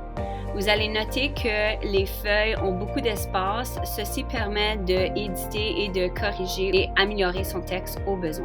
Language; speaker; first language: French; native; French